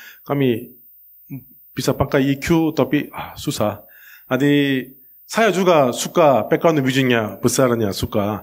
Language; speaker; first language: Indonesian; non-native, learner; Korean